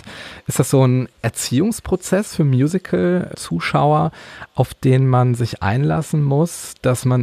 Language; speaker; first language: German; native; German